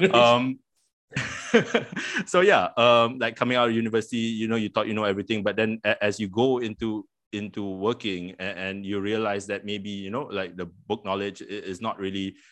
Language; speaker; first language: English; non-native, local second language; Malay